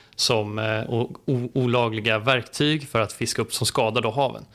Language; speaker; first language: Swedish; native; Swedish